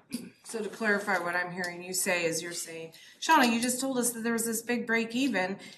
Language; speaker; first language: English; native; English